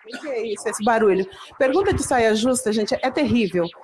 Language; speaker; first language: Portuguese; native; Portuguese